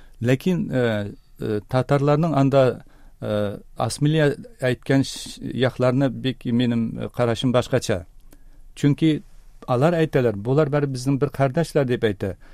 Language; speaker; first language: Tatar; early bilingual, heritage; Tatar